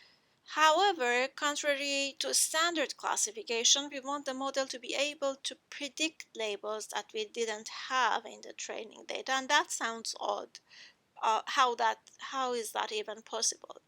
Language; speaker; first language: English; non-native, fluent; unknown